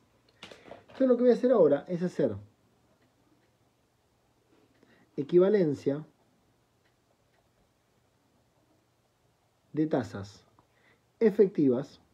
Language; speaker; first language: Spanish; native; Spanish